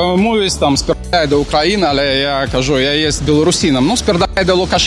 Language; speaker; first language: Polish; non-native, learner; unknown